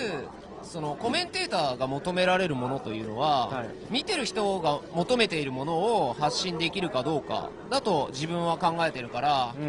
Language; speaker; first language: Japanese; native; Japanese